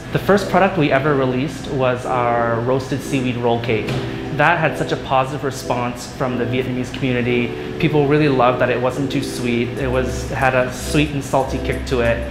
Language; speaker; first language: English; native; English